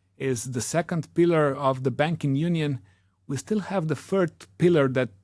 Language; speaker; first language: English; non-native, fluent; Slovenian